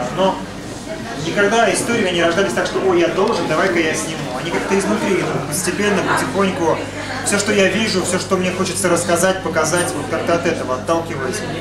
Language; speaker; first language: Russian; non-native, local second language; Bashkir